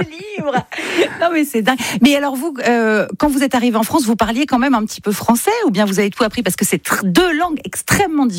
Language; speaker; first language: French; native; French